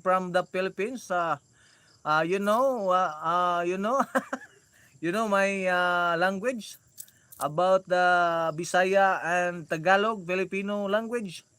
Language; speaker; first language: English; non-native, learner; Cebuano